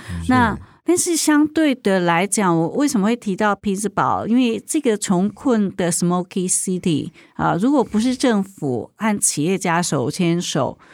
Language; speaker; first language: Chinese; native; Chinese